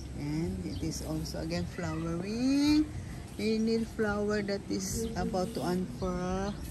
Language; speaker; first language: English; non-native, local second language; Filipino